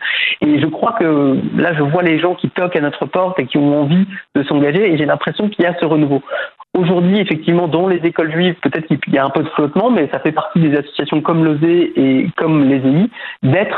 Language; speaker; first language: French; native; French